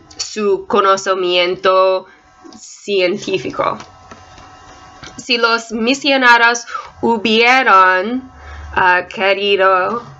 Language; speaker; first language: Spanish; non-native, learner; English